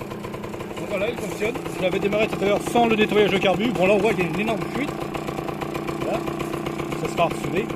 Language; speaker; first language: French; native; French